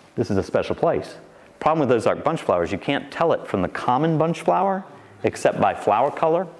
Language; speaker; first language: English; native; English